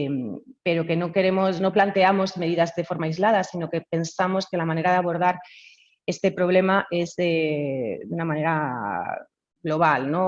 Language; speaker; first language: Spanish; native; Spanish